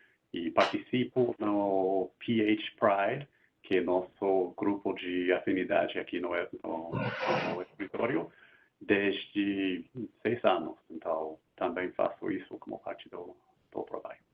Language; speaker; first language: Portuguese; non-native, fluent; English